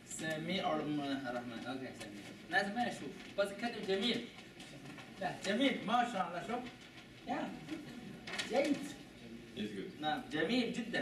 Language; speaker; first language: Arabic; non-native, learner; Chinese